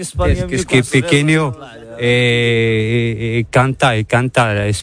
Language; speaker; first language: Spanish; non-native, learner; Arabic